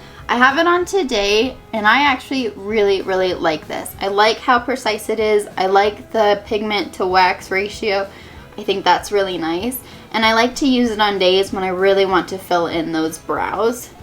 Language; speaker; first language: English; native; English